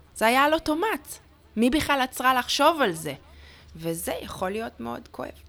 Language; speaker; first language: Hebrew; native; Hebrew